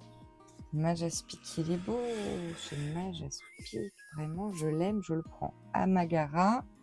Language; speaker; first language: French; native; French